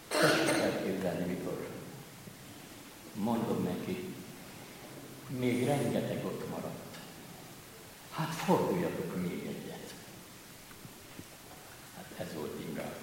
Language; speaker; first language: Hungarian; native; Hungarian